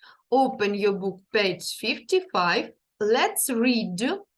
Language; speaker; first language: English; non-native, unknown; Ukrainian